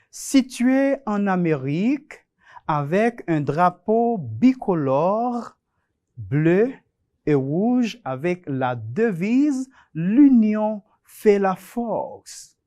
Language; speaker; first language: French; non-native, fluent; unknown